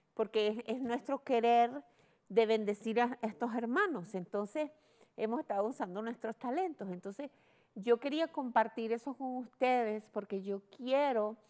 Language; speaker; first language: Spanish; early bilingual, heritage; Spanish